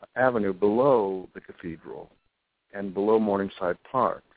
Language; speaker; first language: English; native; English